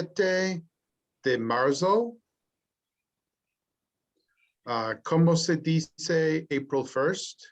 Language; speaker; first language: Spanish; non-native, learner; English